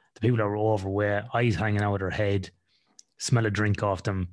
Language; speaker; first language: English; native; English